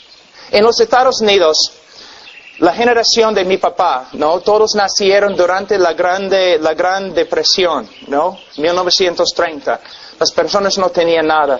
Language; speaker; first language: Spanish; non-native, fluent; English